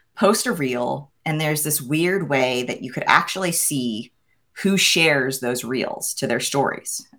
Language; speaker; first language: English; native; English